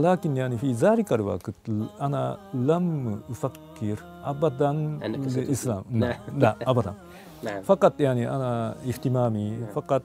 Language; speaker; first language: Arabic; non-native, fluent; Japanese